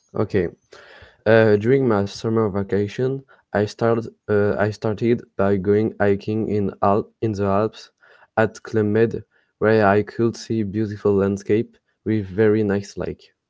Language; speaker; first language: English; non-native, learner; French